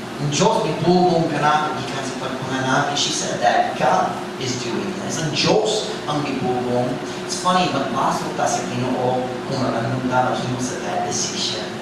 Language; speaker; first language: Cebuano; non-native, fluent; English